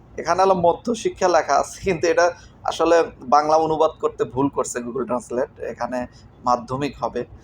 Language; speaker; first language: Bangla; native; Bangla